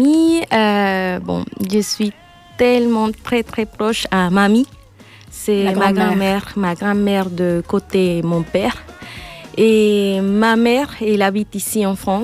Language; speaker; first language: French; non-native, learner; Spanish